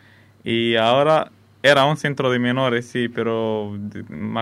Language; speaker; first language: Spanish; non-native, fluent; Arabic